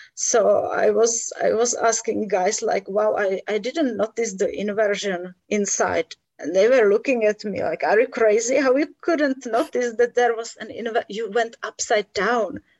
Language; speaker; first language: English; non-native, fluent; Czech